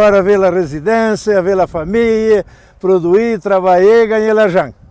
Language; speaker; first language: French; non-native, learner; Portuguese